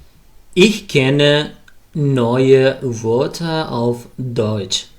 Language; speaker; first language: German; non-native, fluent; Pashto